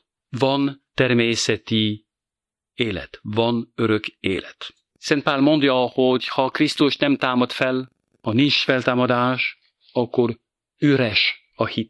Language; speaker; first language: Hungarian; non-native, fluent; French